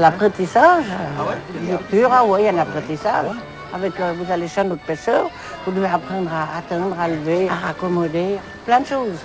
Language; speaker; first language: French; native; French